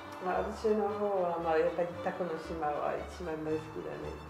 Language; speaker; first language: Japanese; non-native, learner; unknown